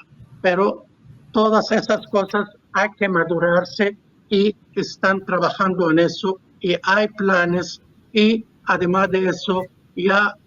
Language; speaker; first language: Spanish; non-native, fluent; Arabic